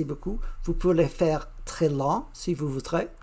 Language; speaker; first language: French; non-native, learner; English